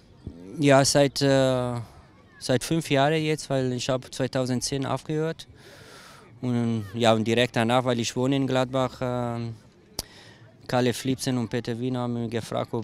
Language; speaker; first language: German; non-native, local second language; Italian